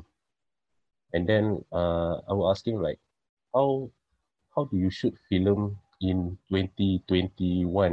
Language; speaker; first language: English; non-native, local second language; Malay